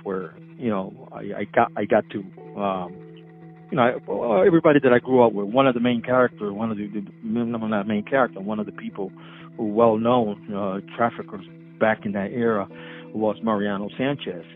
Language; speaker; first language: English; native; English